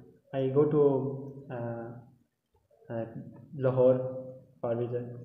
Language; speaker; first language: English; non-native, learner; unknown